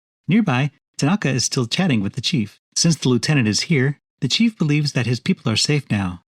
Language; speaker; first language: English; native; English